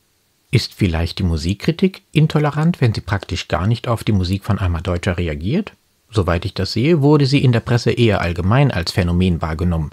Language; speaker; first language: German; native; German